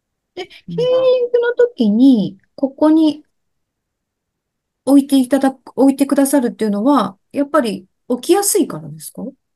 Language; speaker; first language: Japanese; native; Japanese